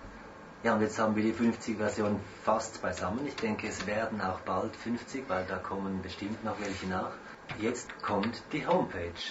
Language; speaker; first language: German; native; German